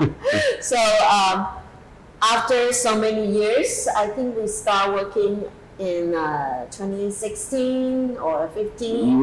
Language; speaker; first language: English; non-native, fluent; Chinese